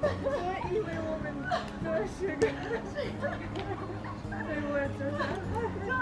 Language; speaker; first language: Chinese; non-native, learner; English